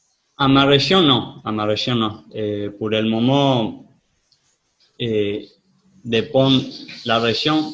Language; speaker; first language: French; non-native, fluent; Spanish